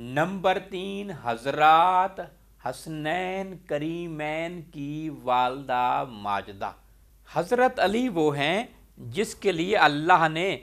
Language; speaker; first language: Urdu; non-native, local second language; Punjabi